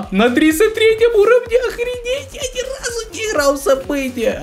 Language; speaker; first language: Russian; native; Russian